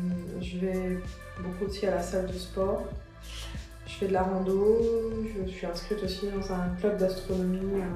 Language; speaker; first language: French; early bilingual, other home language; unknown